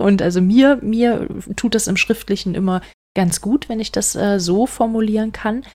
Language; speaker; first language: German; native; German